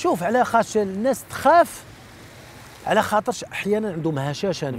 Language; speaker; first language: Arabic; native; Arabic